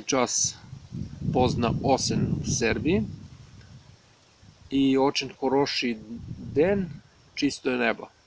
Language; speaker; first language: Russian; non-native, learner; Serbian